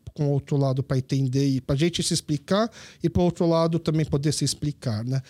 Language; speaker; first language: Portuguese; early bilingual, other home language; Korean